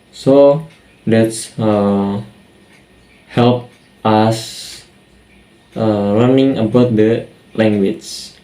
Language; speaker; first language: English; non-native, learner; Indonesian